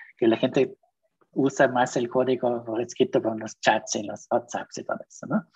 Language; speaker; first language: Spanish; non-native, fluent; German